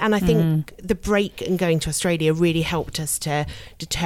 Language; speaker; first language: English; native; English